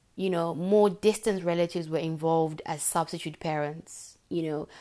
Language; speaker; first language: English; non-native, local second language; Shona